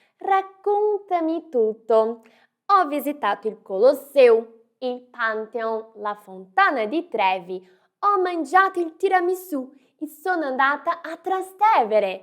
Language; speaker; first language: Italian; non-native, fluent; Portuguese